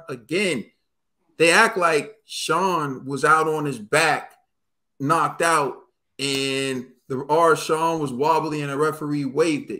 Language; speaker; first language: English; native; English